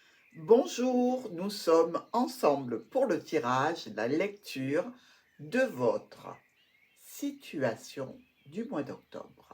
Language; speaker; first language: French; native; French